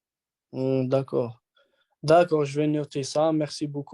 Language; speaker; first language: French; non-native, learner; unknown